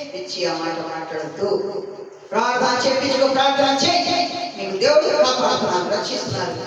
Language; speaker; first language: Telugu; non-native, learner; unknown